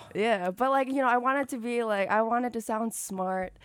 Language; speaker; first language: English; early bilingual, other home language; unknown